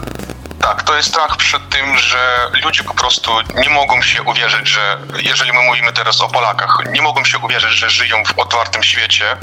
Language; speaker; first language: Polish; non-native, fluent; Ukrainian